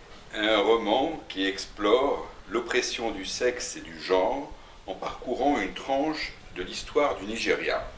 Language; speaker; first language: French; native; French